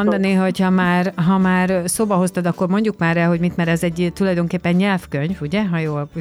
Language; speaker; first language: Hungarian; native; Hungarian